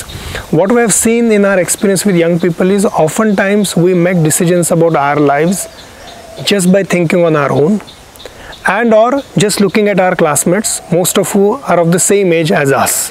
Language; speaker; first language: English; non-native, local second language; Marathi